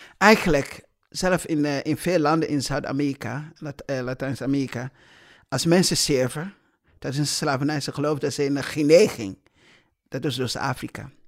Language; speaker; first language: Dutch; non-native, fluent; English